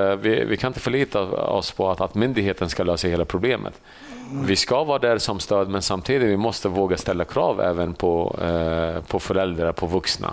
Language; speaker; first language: Swedish; early bilingual, other home language; Assyrian Neo-Aramaic